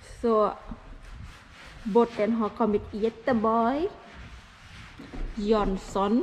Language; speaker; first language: Swedish; non-native, learner; Thai